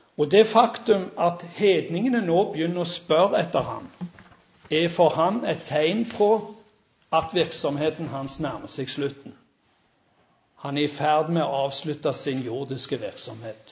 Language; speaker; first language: Norwegian; native; Norwegian